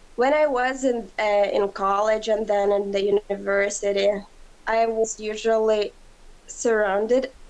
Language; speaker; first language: English; non-native, fluent; Ukrainian